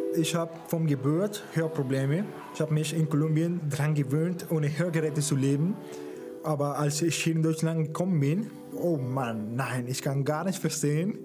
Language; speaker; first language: German; non-native, learner; Spanish